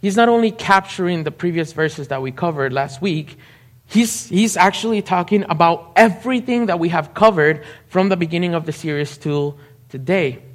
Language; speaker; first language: English; non-native, fluent; Spanish